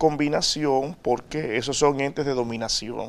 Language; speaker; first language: Spanish; native; Spanish